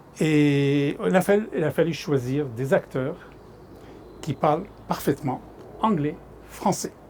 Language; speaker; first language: French; non-native, fluent; Arabic